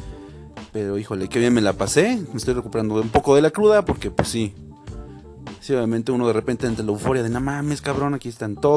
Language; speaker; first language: Spanish; native; Spanish